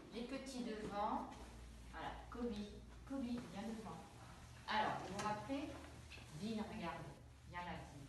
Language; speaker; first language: French; native; French